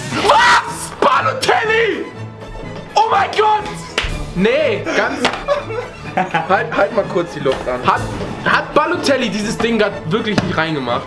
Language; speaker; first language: German; native; German